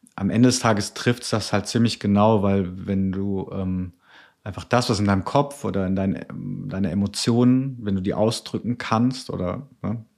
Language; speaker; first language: German; native; German